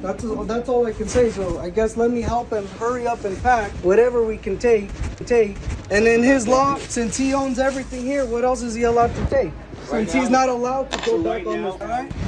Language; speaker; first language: English; early bilingual, other home language; Spanish